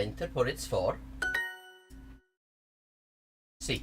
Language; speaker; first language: Norwegian; non-native, learner; English